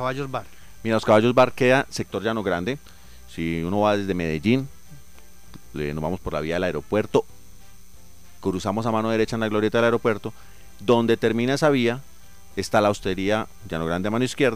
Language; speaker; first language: Spanish; native; Spanish